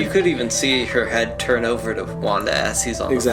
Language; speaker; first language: English; native; English